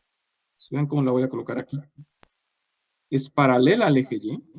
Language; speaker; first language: Spanish; native; Spanish